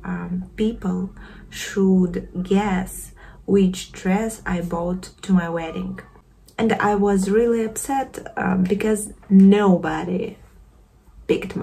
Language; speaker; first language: English; non-native, learner; Russian